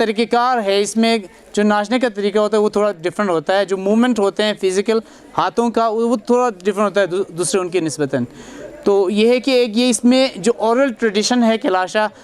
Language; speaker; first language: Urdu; non-native, local second language; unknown